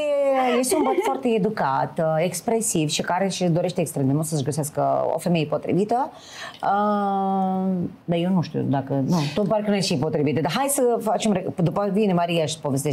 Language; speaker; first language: Romanian; native; Romanian